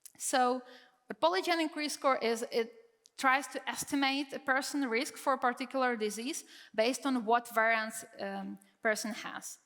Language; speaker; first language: English; non-native, fluent; Czech